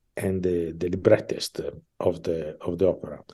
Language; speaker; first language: English; non-native, fluent; Italian